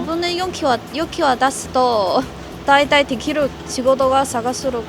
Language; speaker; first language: Japanese; non-native, learner; Chinese